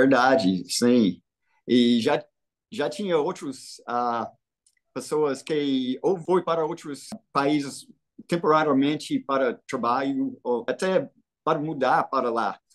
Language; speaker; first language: Portuguese; non-native, fluent; English